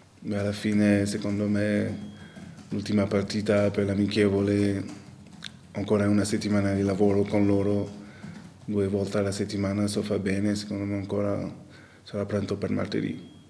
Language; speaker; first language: Italian; non-native, local second language; French